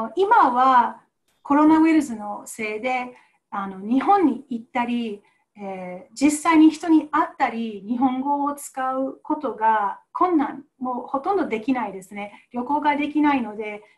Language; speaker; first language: Japanese; non-native, fluent; English